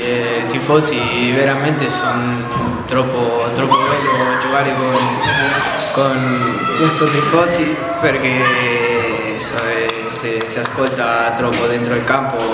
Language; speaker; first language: Italian; non-native, learner; Spanish